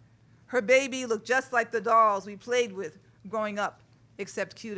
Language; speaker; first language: English; native; English